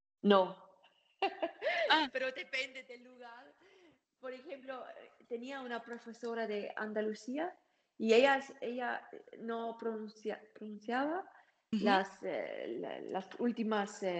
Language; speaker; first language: Spanish; non-native, learner; German